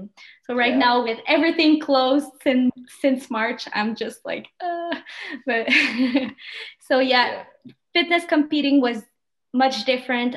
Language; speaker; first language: English; non-native, fluent; French